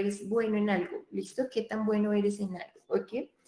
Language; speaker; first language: Spanish; native; Spanish